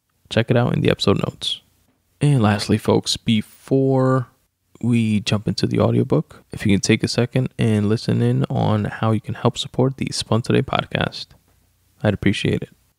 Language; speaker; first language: English; early bilingual, other home language; Spanish